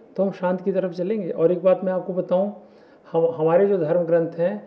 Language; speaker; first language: Hindi; native; Hindi